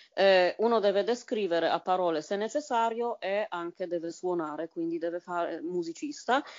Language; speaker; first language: Italian; non-native, fluent; Polish